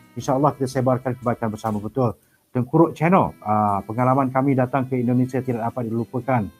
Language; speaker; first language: Malay; native; Malay